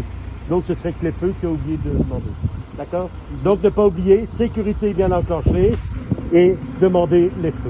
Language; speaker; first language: French; native; French